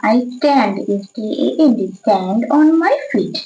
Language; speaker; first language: English; non-native, local second language; Bangla